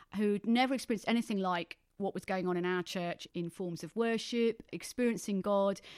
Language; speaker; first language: English; native; English